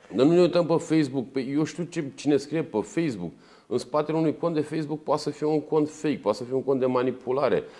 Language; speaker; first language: Romanian; native; Romanian